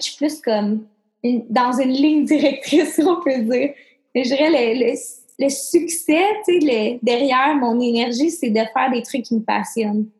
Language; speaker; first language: French; native; French